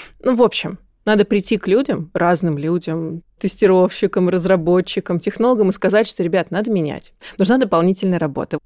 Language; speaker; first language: Russian; native; Russian